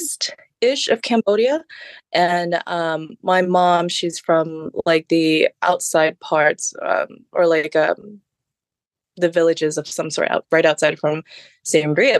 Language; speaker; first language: English; early bilingual, other home language; Khmer